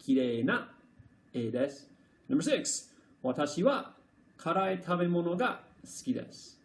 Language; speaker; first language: Japanese; non-native, fluent; English